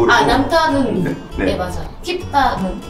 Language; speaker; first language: Korean; non-native, fluent; Japanese